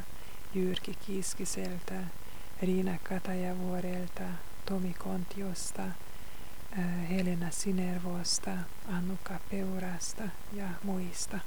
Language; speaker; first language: Finnish; non-native, fluent; Hungarian